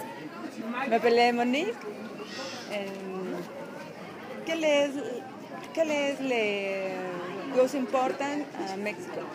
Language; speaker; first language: French; non-native, learner; Spanish